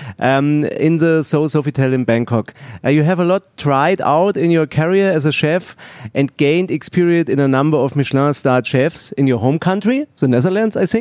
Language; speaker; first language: English; non-native, learner; German